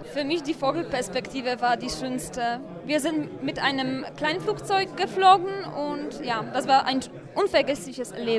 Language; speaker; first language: German; non-native, fluent; Polish